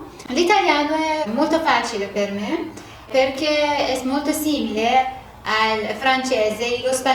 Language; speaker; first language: Italian; non-native, learner; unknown